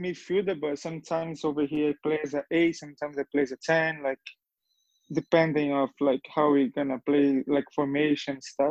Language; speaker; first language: English; non-native, fluent; Portuguese